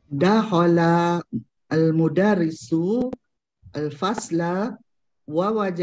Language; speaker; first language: Arabic; non-native, learner; Malay